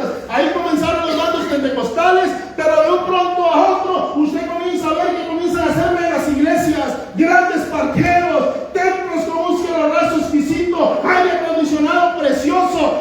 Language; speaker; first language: Spanish; native; Spanish